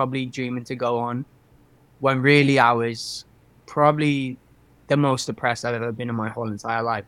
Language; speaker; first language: English; native; English